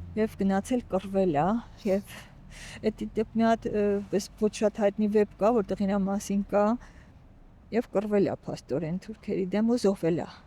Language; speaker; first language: Armenian; native; Armenian